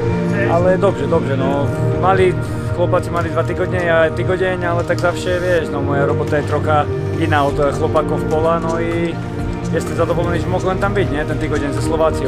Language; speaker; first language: Polish; non-native, learner; Slovak